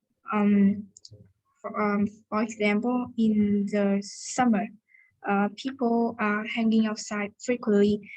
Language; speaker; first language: English; non-native, learner; Vietnamese